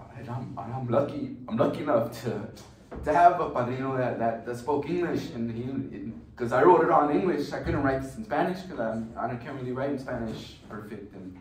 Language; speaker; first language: English; early bilingual, other home language; Spanish